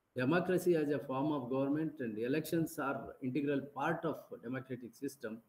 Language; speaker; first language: English; non-native, local second language; Kannada